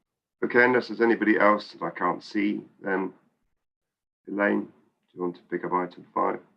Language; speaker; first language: English; native; English